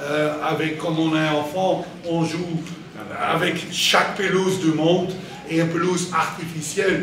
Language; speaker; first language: French; non-native, learner; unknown